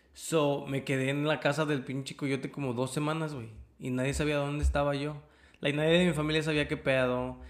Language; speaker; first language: Spanish; early bilingual, other home language; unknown